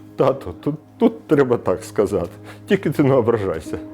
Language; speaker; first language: Ukrainian; non-native, local second language; Russian